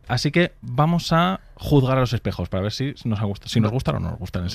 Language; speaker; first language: Spanish; native; Spanish